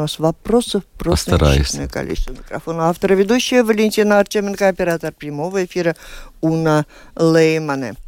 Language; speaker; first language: Russian; native; Russian